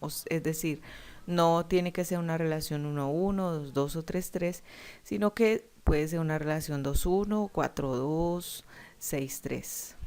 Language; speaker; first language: Spanish; native; Spanish